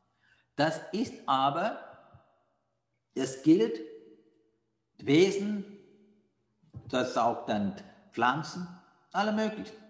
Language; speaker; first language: German; non-native, fluent; Sinhala